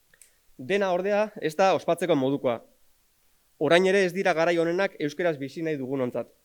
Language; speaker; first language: Basque; native; Basque